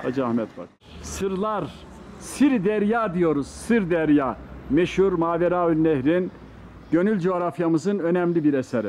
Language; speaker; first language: Turkish; native; Turkish